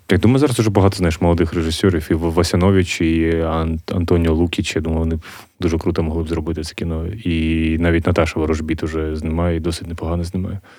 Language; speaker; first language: Ukrainian; native; Ukrainian